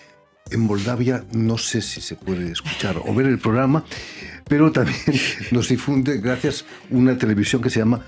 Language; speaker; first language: Spanish; native; Spanish